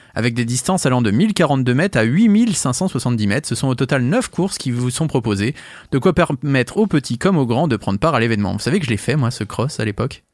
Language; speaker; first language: French; native; French